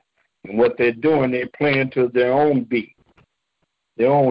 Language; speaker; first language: English; native; English